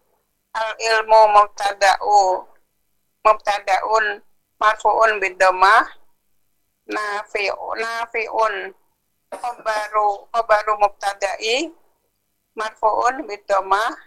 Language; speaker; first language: Arabic; non-native, learner; Indonesian